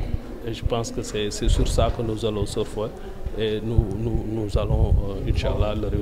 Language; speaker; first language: French; non-native, local second language; Wolof